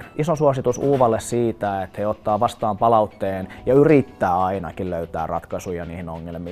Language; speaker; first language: Finnish; native; Finnish